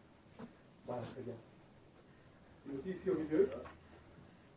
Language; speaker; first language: French; native; French